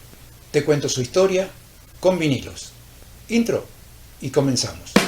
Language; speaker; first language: Spanish; native; Spanish